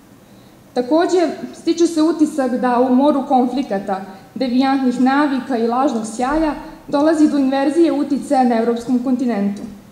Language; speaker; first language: Serbian; native; Serbian